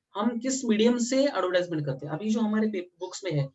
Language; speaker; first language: Hindi; non-native, local second language; Marathi